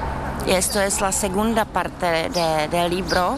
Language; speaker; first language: Spanish; non-native, learner; Czech